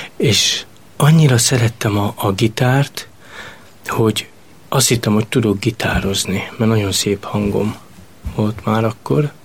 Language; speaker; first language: Hungarian; non-native, local second language; Romany